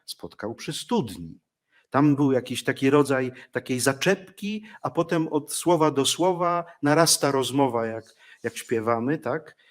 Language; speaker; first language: Polish; native; Polish